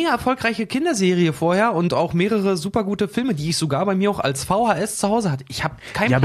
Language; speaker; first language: German; native; German